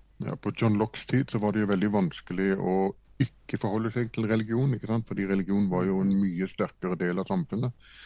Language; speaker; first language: Norwegian; native; Norwegian